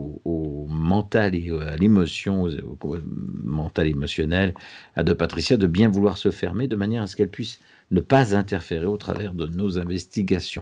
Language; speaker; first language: French; native; French